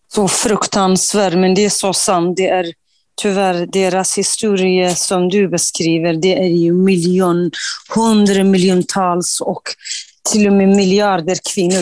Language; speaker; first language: Swedish; non-native, fluent; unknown